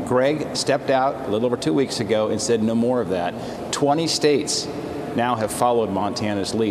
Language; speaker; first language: English; native; English